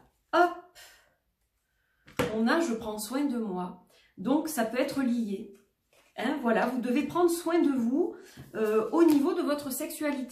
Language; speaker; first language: French; native; French